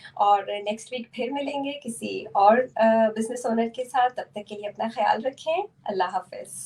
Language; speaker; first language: Urdu; native; Urdu